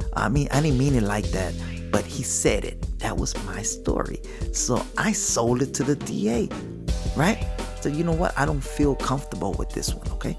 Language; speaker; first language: English; early bilingual, other home language; Spanish